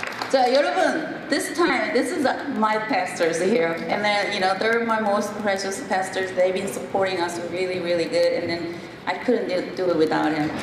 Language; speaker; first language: English; non-native, fluent; Korean